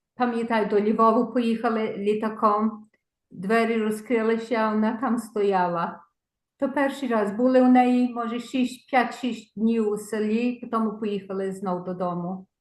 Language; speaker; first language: Ukrainian; early bilingual, heritage; Ukrainian